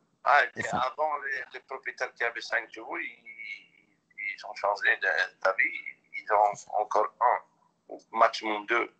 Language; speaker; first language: French; non-native, local second language; Dutch